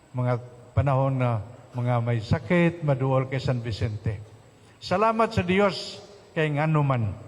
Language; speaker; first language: Cebuano; non-native, local second language; Hiligaynon